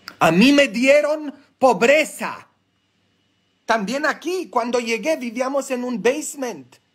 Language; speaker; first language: Spanish; non-native, fluent; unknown